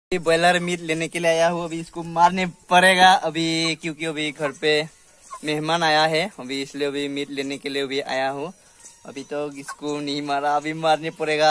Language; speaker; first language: Hindi; non-native, local second language; Bodo